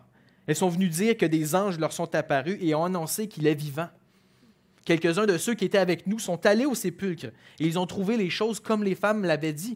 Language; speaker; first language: French; native; French